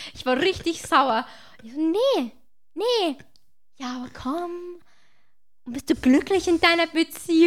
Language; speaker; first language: German; native; German